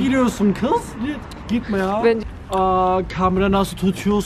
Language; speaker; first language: Turkish; early bilingual, heritage; Turkish